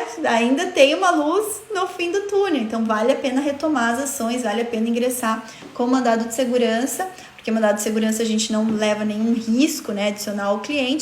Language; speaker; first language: Portuguese; native; Portuguese